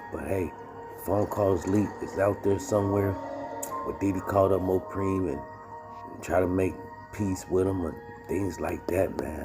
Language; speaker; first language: English; native; English